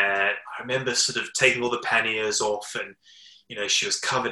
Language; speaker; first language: English; native; English